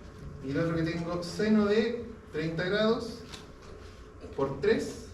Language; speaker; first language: Spanish; native; Spanish